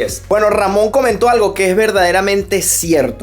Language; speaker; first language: Spanish; native; Spanish